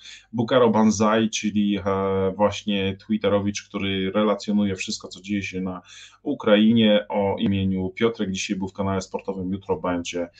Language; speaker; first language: Polish; native; Polish